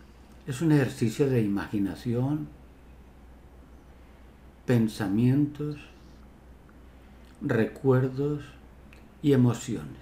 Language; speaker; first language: Spanish; native; Spanish